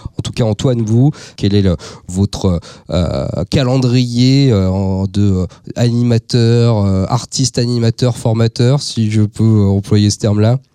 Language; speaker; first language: French; native; French